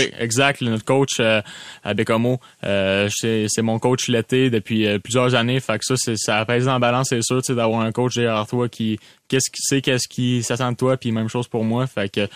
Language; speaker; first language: French; native; French